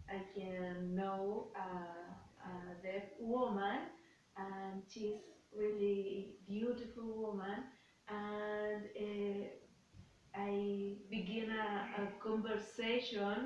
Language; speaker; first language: English; non-native, learner; Spanish